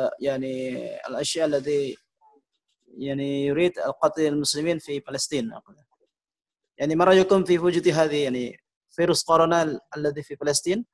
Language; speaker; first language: Arabic; non-native, learner; Indonesian